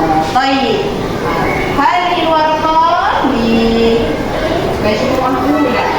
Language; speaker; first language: Arabic; non-native, learner; Malay